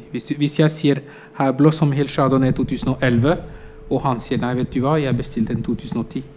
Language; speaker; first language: Norwegian; non-native, fluent; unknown